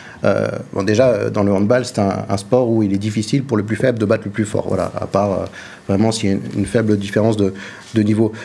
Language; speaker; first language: French; native; French